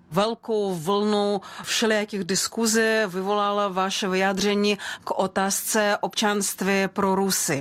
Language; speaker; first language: Czech; non-native, fluent; Russian